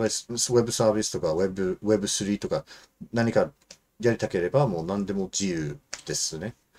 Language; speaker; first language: Japanese; non-native, fluent; English